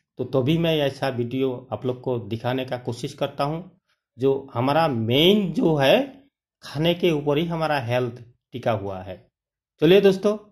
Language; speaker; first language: Hindi; non-native, local second language; Bangla